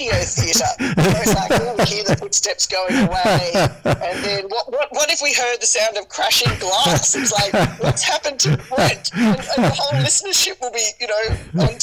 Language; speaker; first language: English; native; English